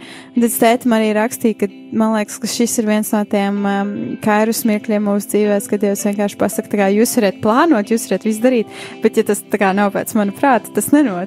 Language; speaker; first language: Latvian; native; Latvian